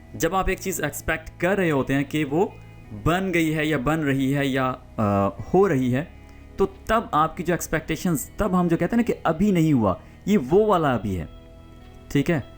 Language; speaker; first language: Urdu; native; Urdu